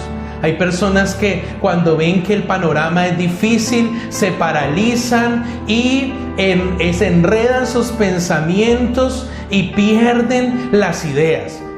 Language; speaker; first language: Spanish; native; Spanish